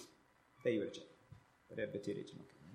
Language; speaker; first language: Norwegian; non-native, learner; English